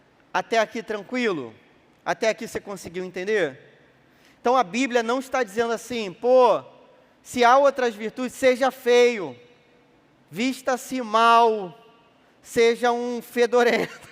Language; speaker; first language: Portuguese; native; Portuguese